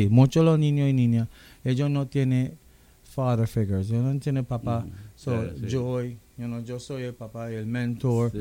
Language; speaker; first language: Spanish; non-native, local second language; English